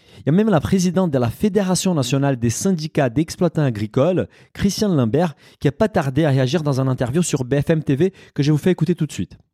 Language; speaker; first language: French; non-native, fluent; Portuguese